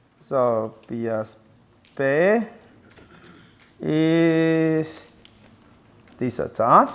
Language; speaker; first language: German; non-native, fluent; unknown